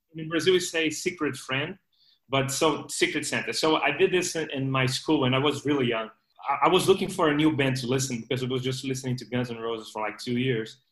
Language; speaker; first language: English; non-native, fluent; Portuguese